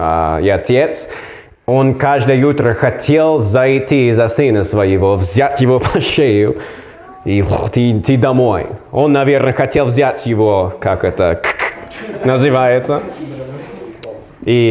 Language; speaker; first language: Russian; non-native, learner; English